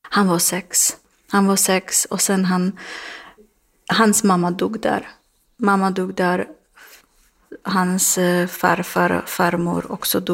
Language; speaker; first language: Swedish; non-native, learner; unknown